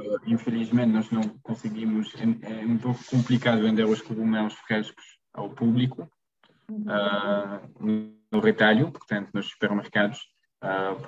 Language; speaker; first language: Portuguese; non-native, fluent; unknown